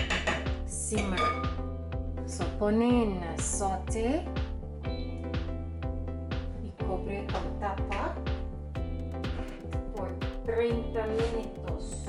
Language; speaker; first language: Spanish; non-native, learner; English